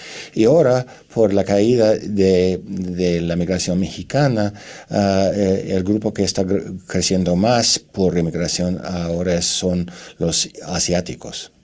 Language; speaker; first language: Spanish; non-native, fluent; English